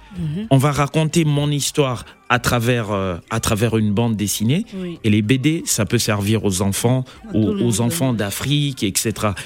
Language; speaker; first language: French; non-native, local second language; Lingala